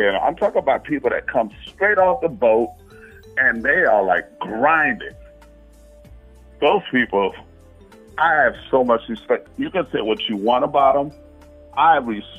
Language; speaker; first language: English; non-native, fluent; Haitian Creole